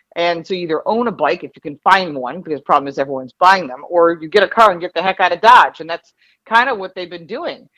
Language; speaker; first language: English; native; English